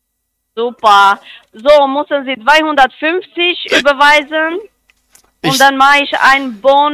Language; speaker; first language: German; non-native, learner; Spanish